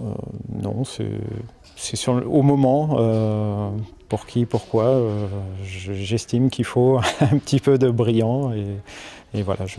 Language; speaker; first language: French; native; French